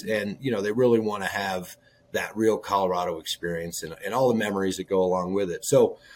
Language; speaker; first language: English; native; English